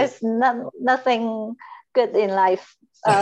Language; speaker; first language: English; non-native, learner; Chinese